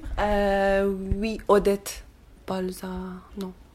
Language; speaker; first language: French; non-native, learner; Persian